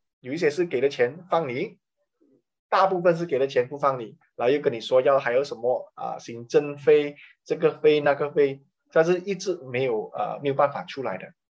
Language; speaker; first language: Chinese; native; Chinese